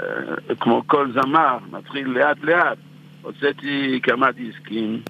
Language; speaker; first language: Hebrew; non-native, fluent; French